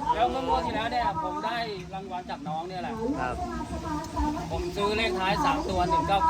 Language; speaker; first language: Thai; native; Thai